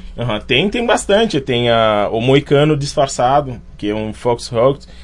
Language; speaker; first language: Portuguese; non-native, fluent; Wolof